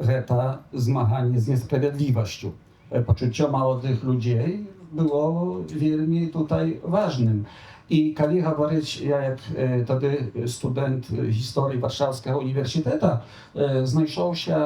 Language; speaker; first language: Polish; non-native, local second language; Belarusian